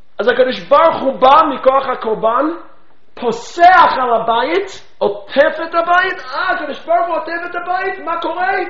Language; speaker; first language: Hebrew; non-native, fluent; English